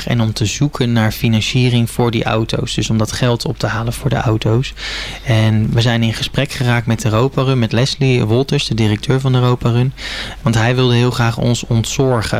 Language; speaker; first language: Dutch; native; Dutch